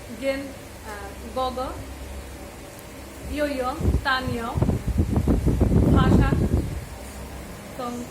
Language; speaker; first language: Chinese; non-native, learner; Bangla